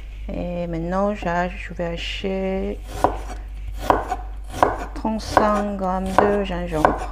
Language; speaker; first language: French; non-native, fluent; Korean